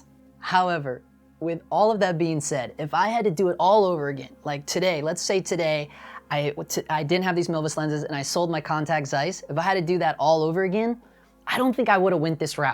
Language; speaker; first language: English; native; English